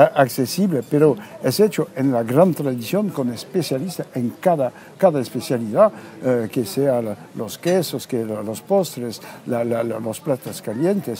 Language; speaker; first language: Spanish; non-native, fluent; French